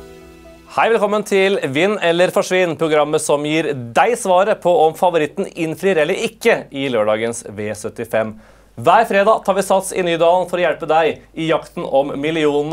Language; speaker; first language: Norwegian; native; Norwegian